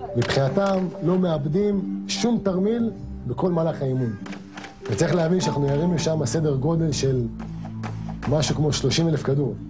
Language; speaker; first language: Hebrew; native; Hebrew